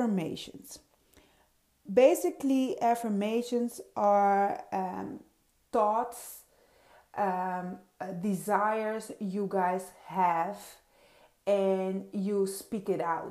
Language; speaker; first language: English; non-native, fluent; Dutch